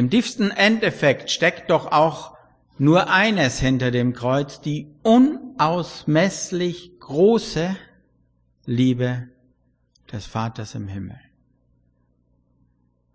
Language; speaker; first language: German; native; German